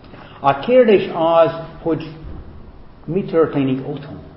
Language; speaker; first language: Hungarian; non-native, fluent; English